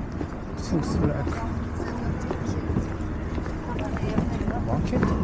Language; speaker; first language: English; non-native, learner; Japanese